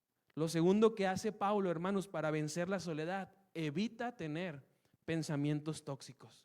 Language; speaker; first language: Spanish; native; Spanish